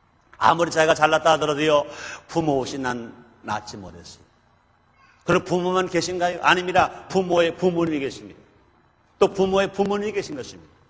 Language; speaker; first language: Korean; native; Korean